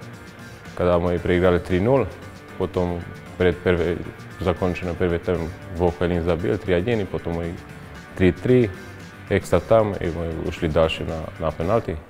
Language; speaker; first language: Russian; non-native, learner; Romanian